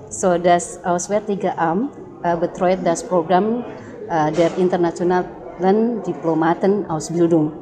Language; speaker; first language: German; non-native, learner; Indonesian